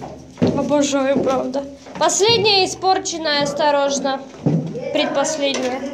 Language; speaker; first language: Russian; native; Russian